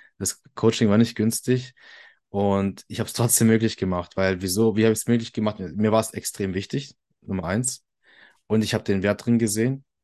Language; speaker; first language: German; early bilingual, other home language; Italian